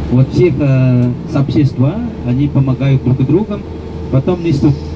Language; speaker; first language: Russian; non-native, learner; Balinese